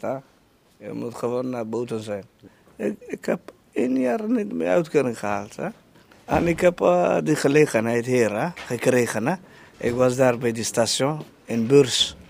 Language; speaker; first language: Dutch; non-native, learner; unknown